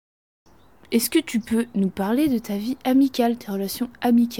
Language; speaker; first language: French; native; French